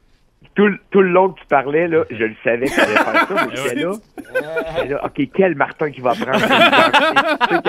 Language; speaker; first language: French; native; French